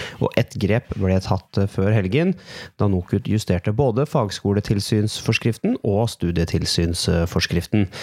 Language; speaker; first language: Norwegian; native; Norwegian